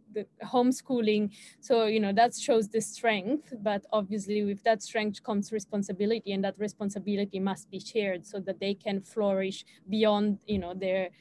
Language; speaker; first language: English; non-native, fluent; Italian